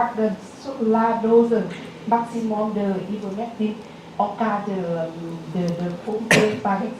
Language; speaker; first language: French; non-native, learner; Vietnamese